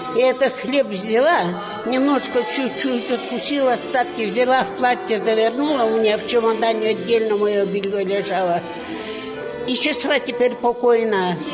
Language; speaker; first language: Russian; native; Russian